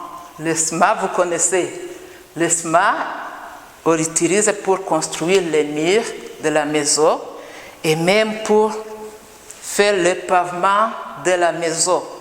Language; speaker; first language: French; non-native, local second language; Kinyarwanda